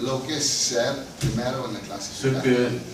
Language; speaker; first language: Spanish; non-native, fluent; English